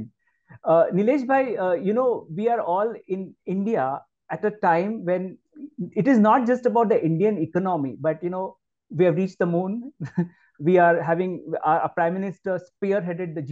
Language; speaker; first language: English; non-native, local second language; Marathi